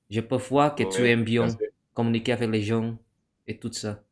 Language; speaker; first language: French; non-native, fluent; Indonesian